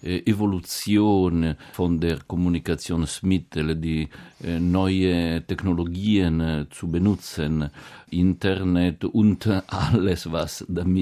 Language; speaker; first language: German; non-native, fluent; Italian